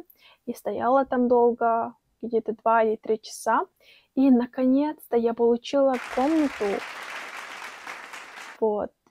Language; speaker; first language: Russian; non-native, learner; Mongolian